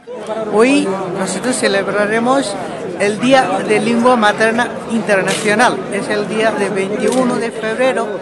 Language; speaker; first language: Spanish; non-native, learner; Bangla